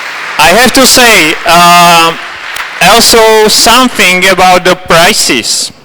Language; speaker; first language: English; non-native, fluent; Czech